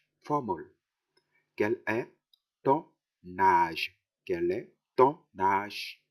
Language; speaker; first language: French; non-native, fluent; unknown